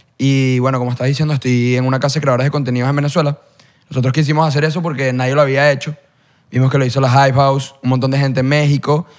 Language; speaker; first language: Spanish; native; Spanish